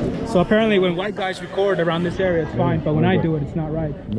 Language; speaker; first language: English; early bilingual, other home language; Spanish